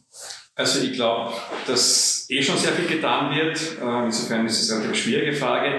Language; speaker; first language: German; native; German